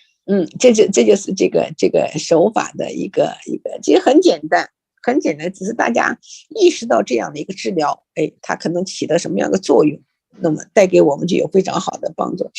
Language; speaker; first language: Chinese; native; Chinese